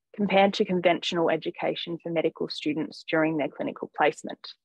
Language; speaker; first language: English; native; English